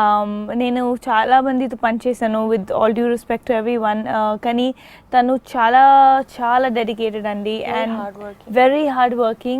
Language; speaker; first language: Telugu; non-native, fluent; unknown